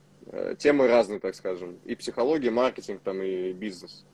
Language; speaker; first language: Russian; native; Russian